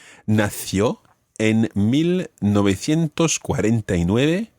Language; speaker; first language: Spanish; non-native, fluent; English